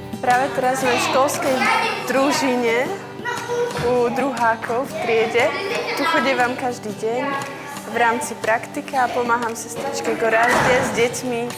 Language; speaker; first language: Slovak; early bilingual, heritage; Slovak